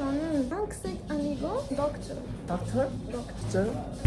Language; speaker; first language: Korean; non-native, learner; Arabic